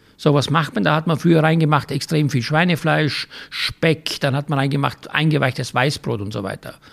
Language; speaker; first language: German; native; German